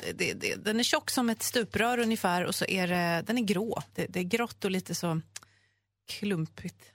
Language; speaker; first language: Swedish; native; Swedish